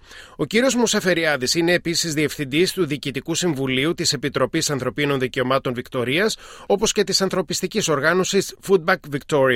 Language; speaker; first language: Greek; native; Greek